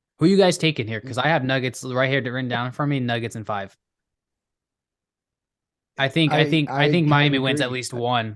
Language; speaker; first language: English; native; English